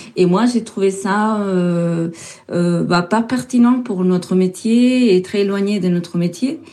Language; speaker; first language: French; non-native, fluent; Spanish